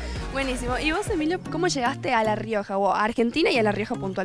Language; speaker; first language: Spanish; native; Spanish